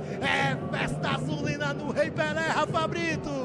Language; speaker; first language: Portuguese; native; Portuguese